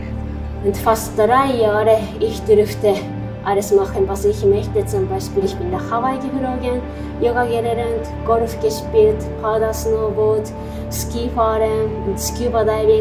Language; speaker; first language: German; non-native, learner; Japanese